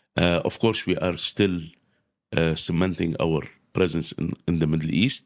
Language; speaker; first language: English; non-native, local second language; Arabic